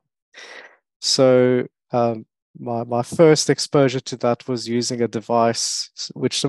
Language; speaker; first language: English; non-native, local second language; French